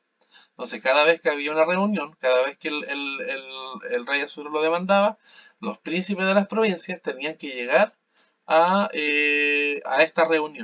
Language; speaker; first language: Spanish; native; Spanish